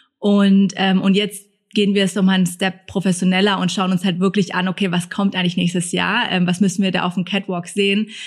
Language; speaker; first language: German; early bilingual, other home language; Thai